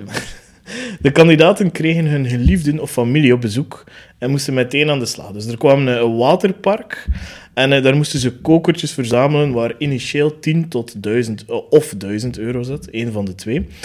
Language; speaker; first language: Dutch; native; Dutch